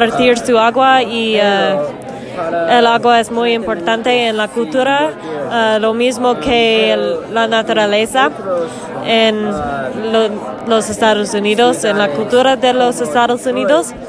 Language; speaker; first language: Spanish; non-native, learner; English